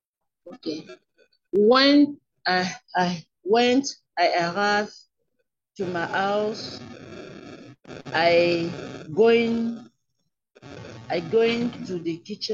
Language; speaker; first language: English; non-native, learner; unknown